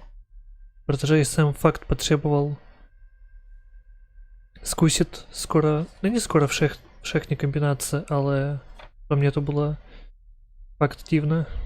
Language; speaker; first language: Czech; non-native, learner; Ukrainian